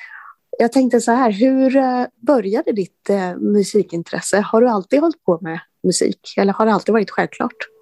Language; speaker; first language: Swedish; native; Swedish